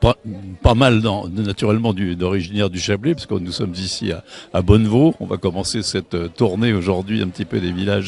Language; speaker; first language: French; native; French